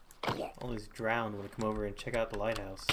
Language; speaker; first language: English; native; English